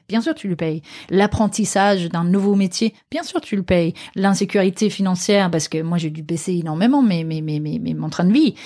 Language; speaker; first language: French; non-native, fluent; Danish